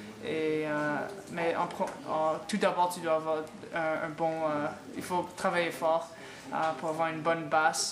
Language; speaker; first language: French; non-native, fluent; English